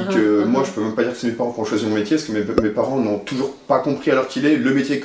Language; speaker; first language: French; native; French